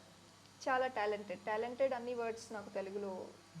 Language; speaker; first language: Telugu; non-native, learner; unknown